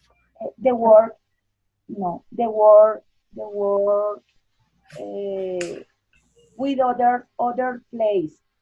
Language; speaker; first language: English; non-native, learner; Spanish